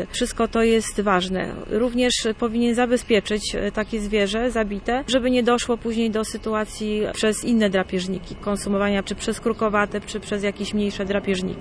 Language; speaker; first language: Polish; native; Polish